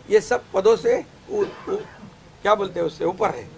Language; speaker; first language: Hindi; non-native, local second language; Marathi